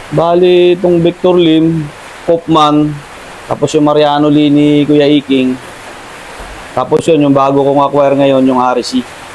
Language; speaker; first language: Filipino; native; Filipino